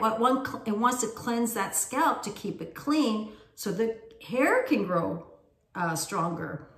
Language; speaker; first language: English; native; English